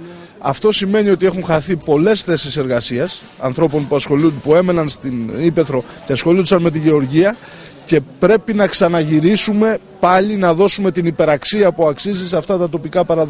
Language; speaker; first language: Greek; native; Greek